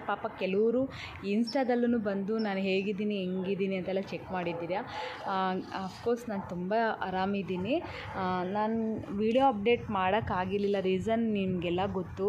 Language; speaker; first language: Kannada; native; Kannada